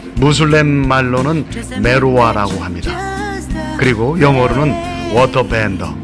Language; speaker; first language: Korean; native; Korean